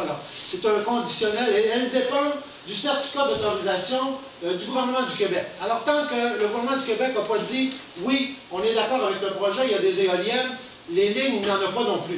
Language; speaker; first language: French; native; French